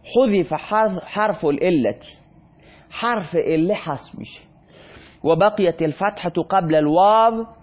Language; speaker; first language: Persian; non-native, local second language; Baluchi